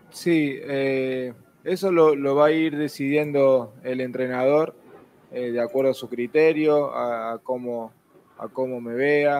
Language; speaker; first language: Portuguese; non-native, learner; Spanish